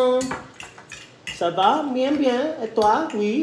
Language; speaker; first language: French; non-native, learner; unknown